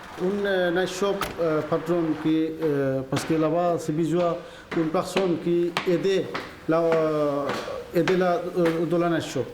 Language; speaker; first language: French; non-native, learner; Bangla